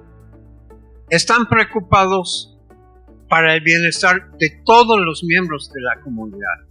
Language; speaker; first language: Spanish; non-native, fluent; English